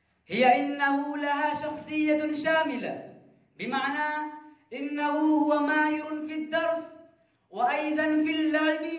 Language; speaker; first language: Arabic; non-native, learner; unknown